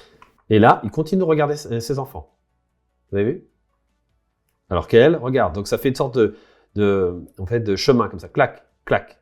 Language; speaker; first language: French; native; French